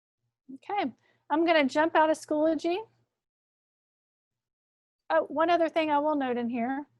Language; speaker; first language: English; native; English